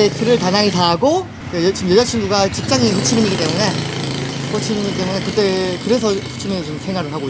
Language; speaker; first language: Korean; native; Korean